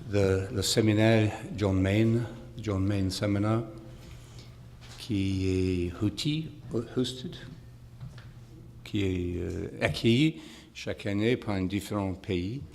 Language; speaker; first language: French; non-native, fluent; English